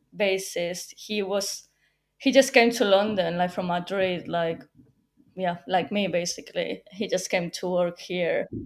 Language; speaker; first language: English; non-native, fluent; Spanish